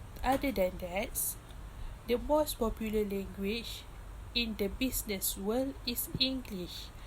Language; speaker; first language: English; non-native, local second language; Malay